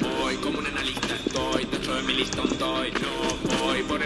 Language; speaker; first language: Spanish; native; Spanish